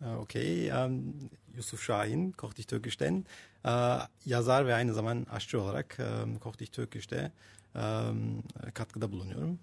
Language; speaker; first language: Turkish; early bilingual, heritage; Turkish